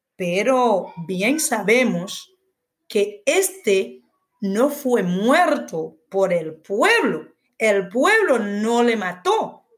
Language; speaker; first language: Spanish; non-native, fluent; Haitian Creole